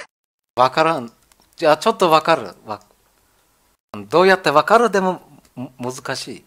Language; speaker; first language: Japanese; non-native, learner; German